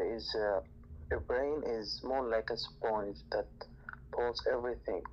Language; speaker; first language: English; non-native, fluent; Arabic